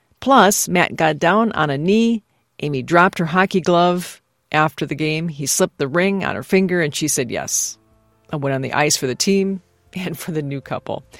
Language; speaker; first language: English; native; English